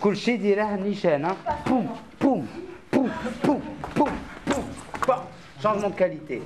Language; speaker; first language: French; non-native, local second language; Arabic